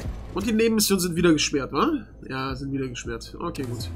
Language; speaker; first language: German; native; German